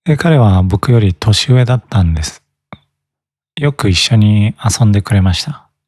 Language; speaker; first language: Japanese; native; Japanese